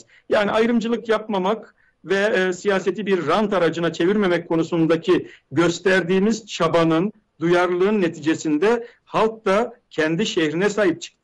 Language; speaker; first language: Turkish; native; Turkish